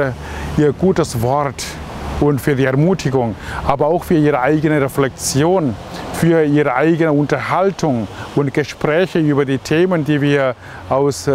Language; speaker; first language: German; non-native, fluent; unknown